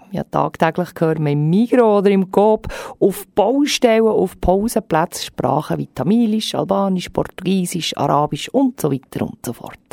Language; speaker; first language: German; native; German